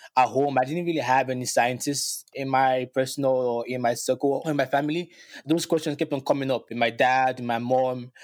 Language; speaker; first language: English; non-native, local second language; Yoruba